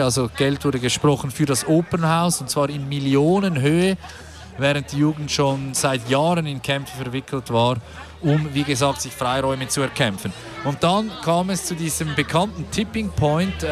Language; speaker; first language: German; native; German